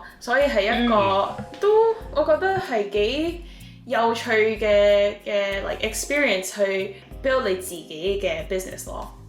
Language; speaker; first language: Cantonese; early bilingual, heritage; Cantonese